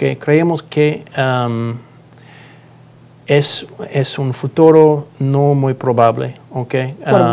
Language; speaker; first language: Spanish; non-native, learner; English